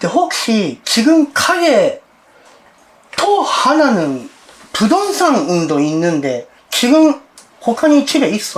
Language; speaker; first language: Korean; non-native, learner; Japanese